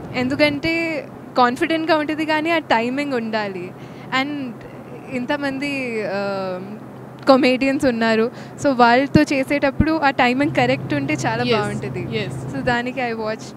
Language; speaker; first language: Telugu; non-native, local second language; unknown